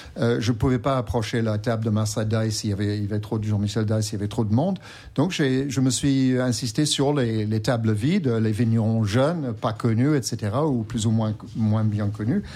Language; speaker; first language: French; non-native, fluent; English